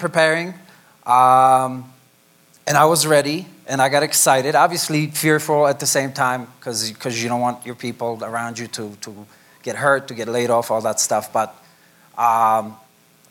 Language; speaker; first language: English; non-native, fluent; Polish